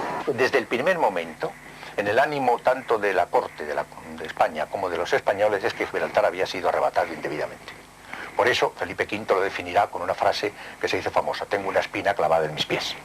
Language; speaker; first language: Spanish; native; Spanish